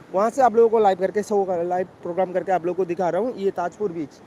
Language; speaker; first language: Hindi; non-native, local second language; Bangla